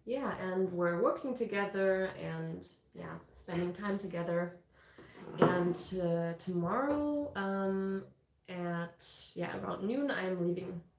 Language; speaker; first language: English; non-native, fluent; German